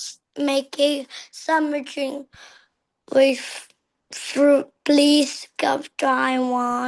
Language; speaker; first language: English; non-native, learner; Vietnamese